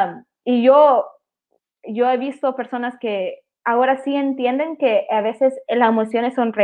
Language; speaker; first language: Spanish; early bilingual, heritage; Spanish